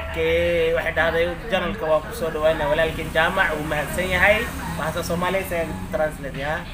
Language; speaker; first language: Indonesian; non-native, fluent; Somali